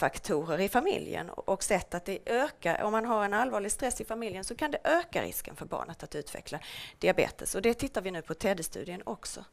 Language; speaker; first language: Swedish; native; Swedish